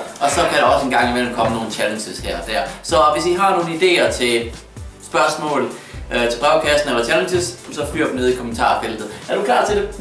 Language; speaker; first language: Danish; native; Danish